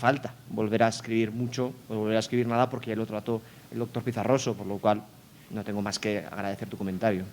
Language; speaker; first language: Spanish; native; Spanish